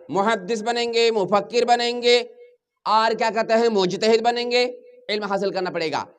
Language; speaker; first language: Urdu; native; Urdu